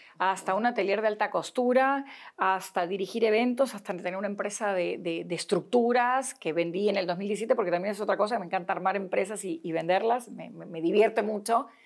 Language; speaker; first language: Spanish; native; Spanish